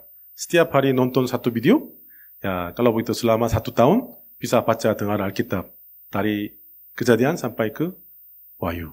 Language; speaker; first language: Indonesian; non-native, learner; Korean